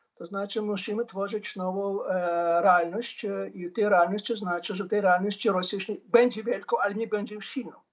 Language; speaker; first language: Polish; non-native, fluent; Ukrainian